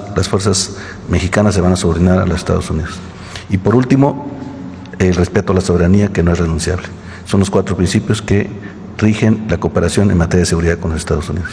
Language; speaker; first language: Spanish; native; Spanish